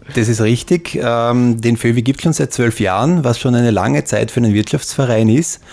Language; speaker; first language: German; native; German